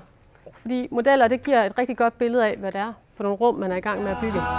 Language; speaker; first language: Danish; native; Danish